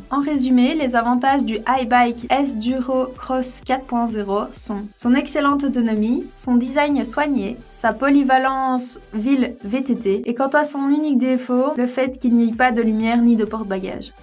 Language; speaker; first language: French; native; French